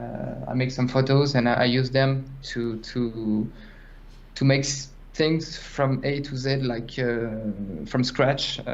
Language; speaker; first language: English; non-native, fluent; French